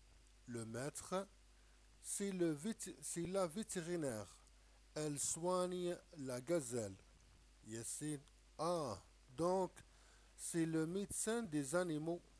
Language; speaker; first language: French; non-native, local second language; Arabic